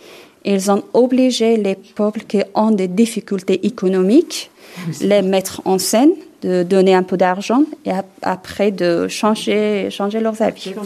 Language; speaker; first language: French; non-native, learner; Persian